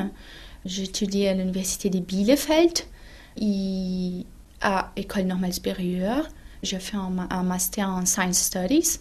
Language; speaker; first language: French; non-native, fluent; Portuguese